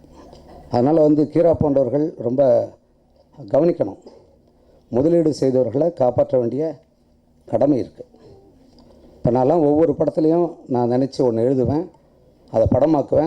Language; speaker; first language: Tamil; native; Tamil